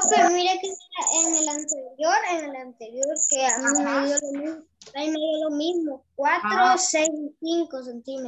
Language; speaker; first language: Spanish; native; Spanish